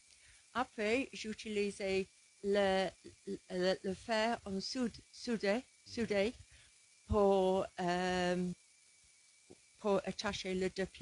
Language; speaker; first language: French; non-native, learner; English